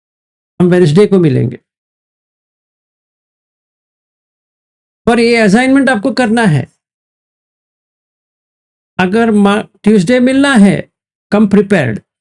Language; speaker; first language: Hindi; native; Hindi